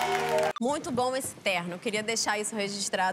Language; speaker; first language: Portuguese; native; Portuguese